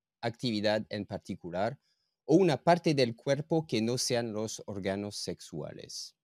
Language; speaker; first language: Spanish; non-native, fluent; English